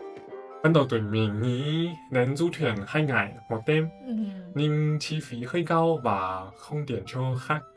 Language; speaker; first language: Vietnamese; non-native, fluent; Chinese